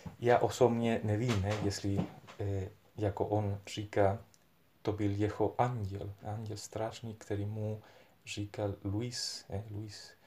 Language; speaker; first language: Czech; non-native, fluent; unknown